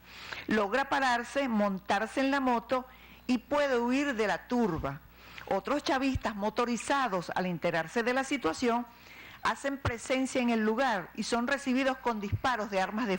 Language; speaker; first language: Spanish; native; Spanish